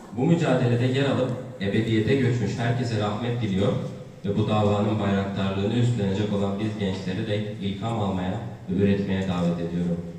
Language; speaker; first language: Turkish; native; Turkish